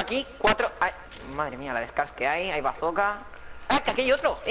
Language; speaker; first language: Spanish; native; Spanish